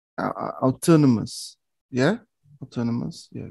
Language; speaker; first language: English; non-native, learner; Portuguese